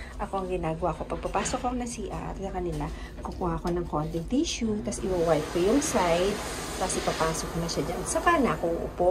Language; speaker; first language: Filipino; native; Filipino